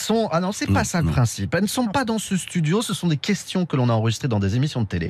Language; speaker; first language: French; native; French